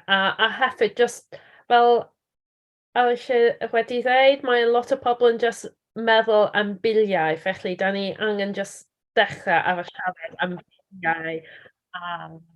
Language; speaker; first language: Welsh; non-native, learner; English